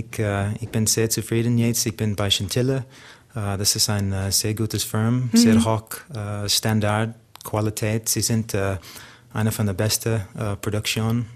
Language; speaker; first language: German; non-native, learner; English